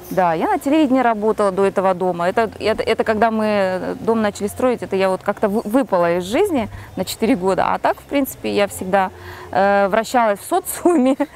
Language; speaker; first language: Russian; non-native, local second language; Kazakh